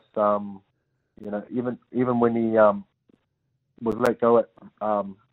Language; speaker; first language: English; native; English